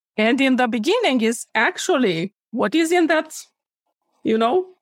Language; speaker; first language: English; non-native, fluent; Romanian